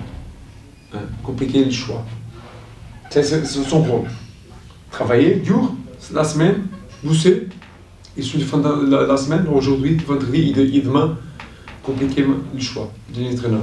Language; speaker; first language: French; non-native, fluent; Portuguese